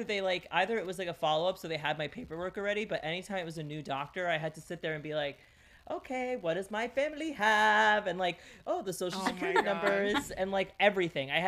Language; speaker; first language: English; early bilingual, other home language; Greek